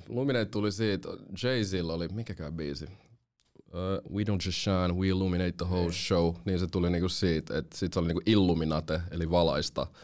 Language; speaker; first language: Finnish; early bilingual, other home language; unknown